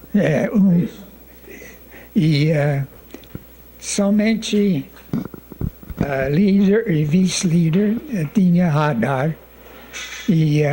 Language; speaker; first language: Portuguese; non-native, fluent; English